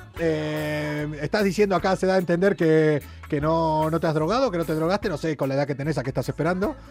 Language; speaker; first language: Spanish; native; Spanish